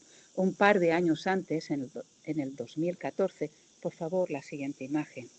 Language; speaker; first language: Spanish; native; Spanish